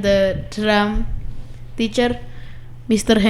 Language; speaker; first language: English; non-native, learner; Indonesian